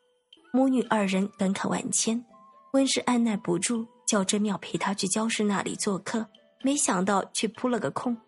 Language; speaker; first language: Chinese; native; Chinese